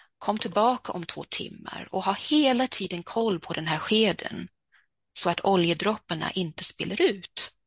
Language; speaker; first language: Swedish; early bilingual, heritage; Swedish